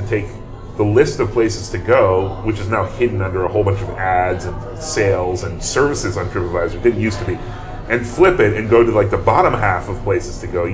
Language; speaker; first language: English; native; English